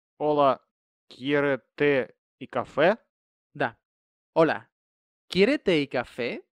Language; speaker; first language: Spanish; non-native, fluent; Russian